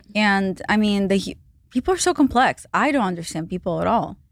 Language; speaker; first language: English; non-native, fluent; Hebrew